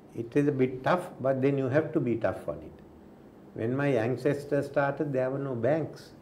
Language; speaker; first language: English; non-native, local second language; Sinhala